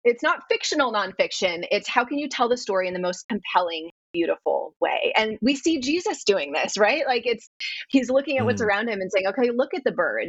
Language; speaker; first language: English; native; English